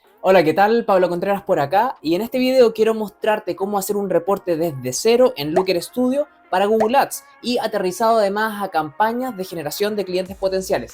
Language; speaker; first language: Spanish; native; Spanish